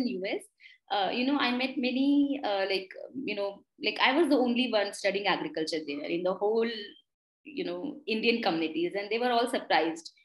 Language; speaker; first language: English; non-native, local second language; Hindi